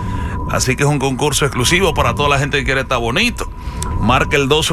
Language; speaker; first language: Spanish; native; Spanish